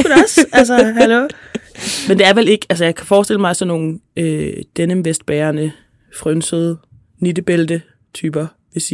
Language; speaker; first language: Danish; native; Danish